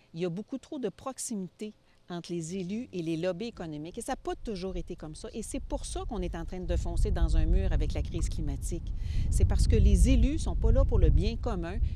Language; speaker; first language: French; native; French